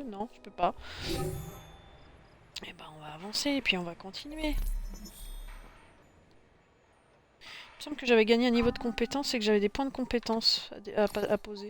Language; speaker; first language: French; native; French